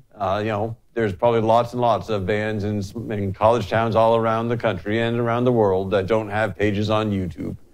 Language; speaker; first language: English; native; English